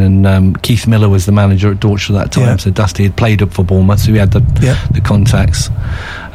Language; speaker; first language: English; native; English